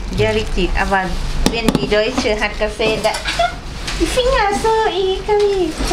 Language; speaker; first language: German; non-native, learner; Thai